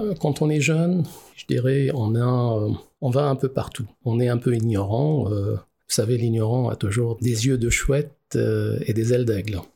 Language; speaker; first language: French; non-native, local second language; Arabic